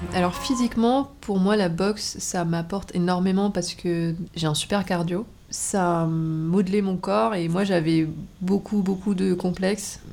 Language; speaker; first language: French; native; French